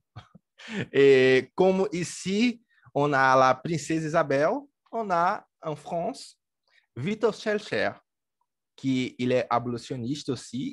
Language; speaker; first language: French; native; French